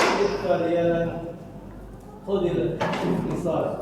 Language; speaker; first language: Arabic; non-native, learner; Indonesian